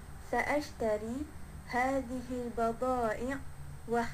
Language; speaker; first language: Arabic; non-native, learner; Malay